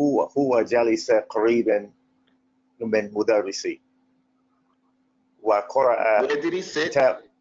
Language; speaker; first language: Arabic; non-native, learner; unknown